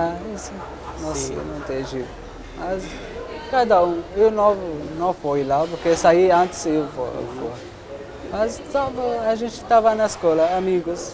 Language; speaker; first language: Portuguese; non-native, local second language; Arabic